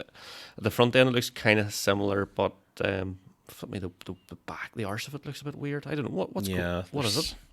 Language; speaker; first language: English; native; English